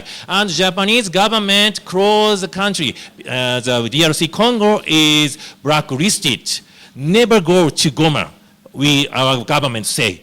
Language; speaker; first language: English; non-native, learner; Japanese